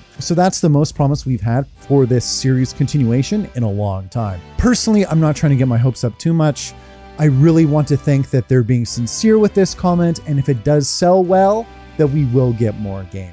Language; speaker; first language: English; native; English